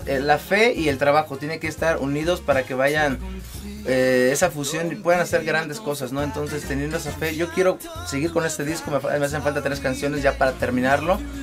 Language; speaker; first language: Spanish; native; Spanish